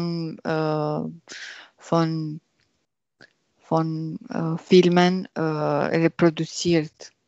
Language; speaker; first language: German; non-native, learner; French